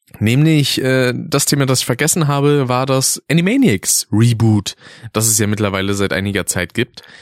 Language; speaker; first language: German; native; German